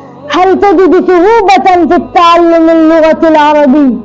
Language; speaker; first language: Arabic; non-native, learner; Urdu